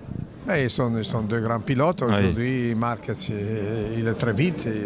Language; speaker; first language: French; non-native, fluent; Italian